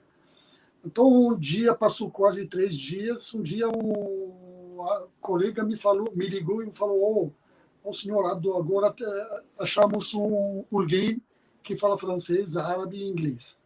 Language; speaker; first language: Portuguese; non-native, fluent; Arabic